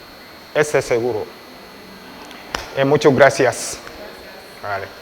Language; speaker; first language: Spanish; non-native, learner; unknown